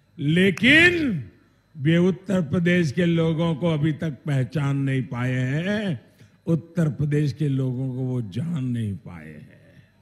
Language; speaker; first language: Hindi; non-native, local second language; Gujarati